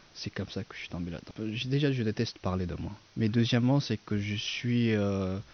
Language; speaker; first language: French; non-native, fluent; Persian